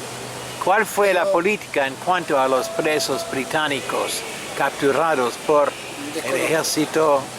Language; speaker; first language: Spanish; non-native, fluent; French